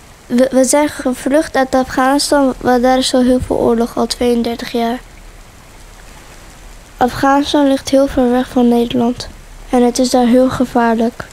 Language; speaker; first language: Dutch; early bilingual, other home language; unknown